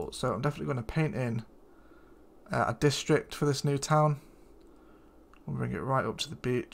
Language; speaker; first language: English; native; English